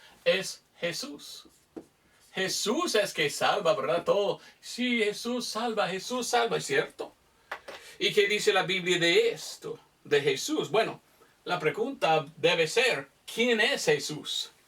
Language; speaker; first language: Spanish; non-native, fluent; English